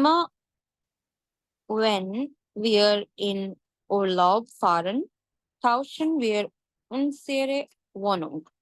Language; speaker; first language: German; non-native, learner; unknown